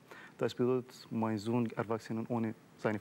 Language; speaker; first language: German; non-native, learner; Arabic